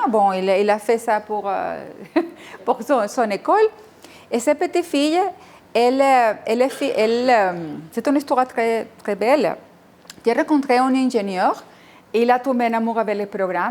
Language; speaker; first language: French; non-native, fluent; Spanish